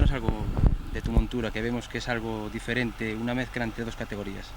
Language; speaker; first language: Spanish; native; Spanish